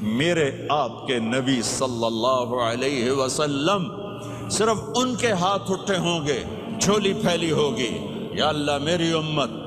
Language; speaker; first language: Urdu; non-native, local second language; Punjabi